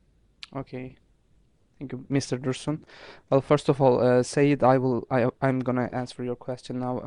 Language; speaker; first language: English; non-native, fluent; Turkish